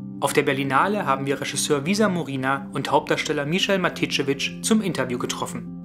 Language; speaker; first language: German; native; German